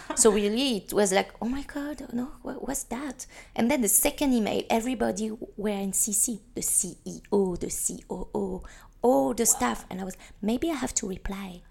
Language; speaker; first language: English; non-native, fluent; French